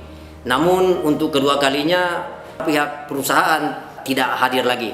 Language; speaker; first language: Indonesian; non-native, local second language; Buginese